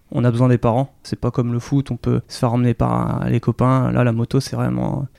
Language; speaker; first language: French; native; French